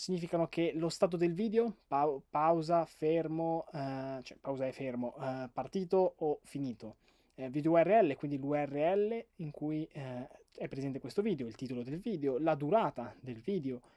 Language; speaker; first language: Italian; native; Italian